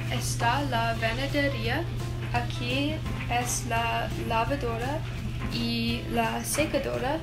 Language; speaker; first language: Spanish; non-native, learner; English